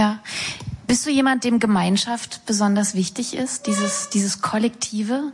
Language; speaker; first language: German; native; German